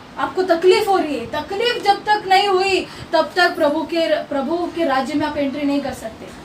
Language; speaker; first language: Hindi; non-native, local second language; Marathi